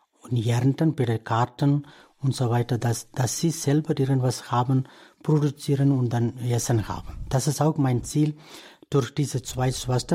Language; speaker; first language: German; non-native, learner; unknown